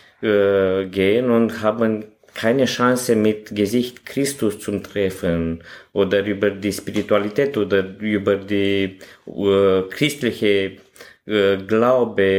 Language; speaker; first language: German; non-native, learner; Romanian